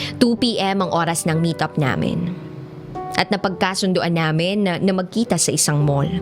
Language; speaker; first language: Filipino; native; Filipino